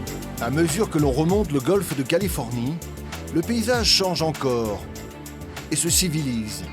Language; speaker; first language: French; native; French